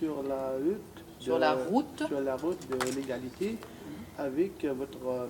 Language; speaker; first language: French; non-native, learner; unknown